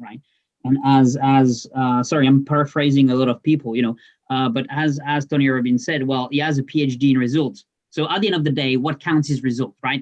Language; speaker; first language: English; non-native, fluent; French